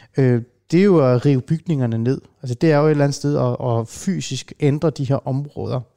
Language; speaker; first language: Danish; early bilingual, other home language; Persian